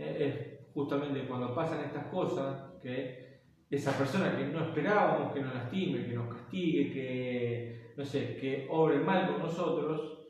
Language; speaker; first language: Spanish; native; Spanish